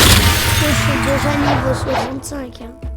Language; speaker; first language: French; native; French